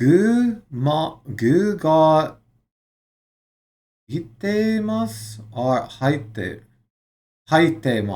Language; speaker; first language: Japanese; non-native, learner; English